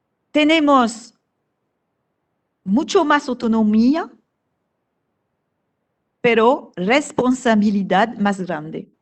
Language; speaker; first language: Spanish; non-native, fluent; French